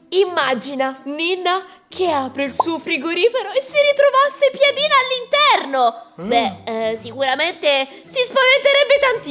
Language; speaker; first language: Italian; native; Italian